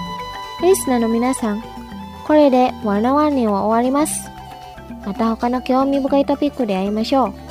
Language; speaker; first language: Japanese; non-native, fluent; Indonesian